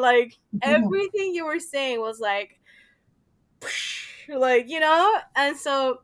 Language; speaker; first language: English; native; English